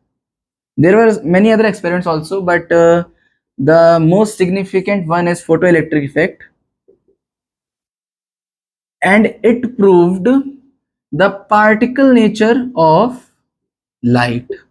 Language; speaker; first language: English; non-native, local second language; Hindi